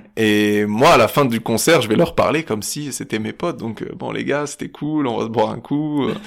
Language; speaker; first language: French; native; French